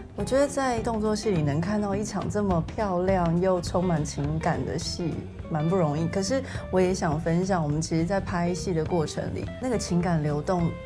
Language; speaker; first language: Chinese; native; Chinese